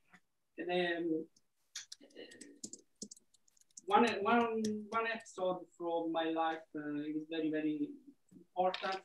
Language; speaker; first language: English; non-native, learner; Italian